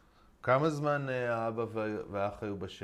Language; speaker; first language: Hebrew; native; Hebrew